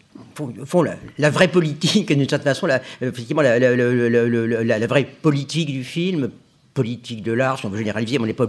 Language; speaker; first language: French; native; French